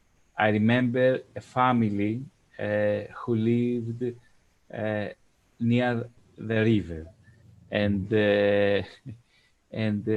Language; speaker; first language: English; non-native, fluent; Greek